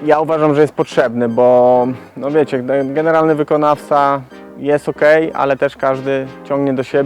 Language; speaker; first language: Polish; native; Polish